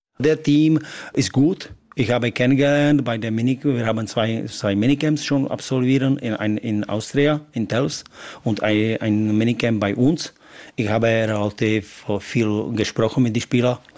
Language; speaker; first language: German; non-native, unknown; Czech